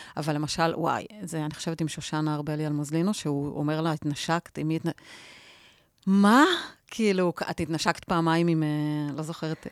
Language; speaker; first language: Hebrew; native; Hebrew